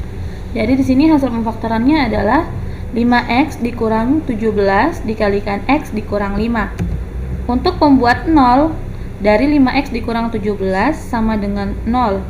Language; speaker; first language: Indonesian; native; Indonesian